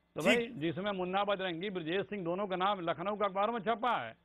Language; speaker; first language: Hindi; native; Hindi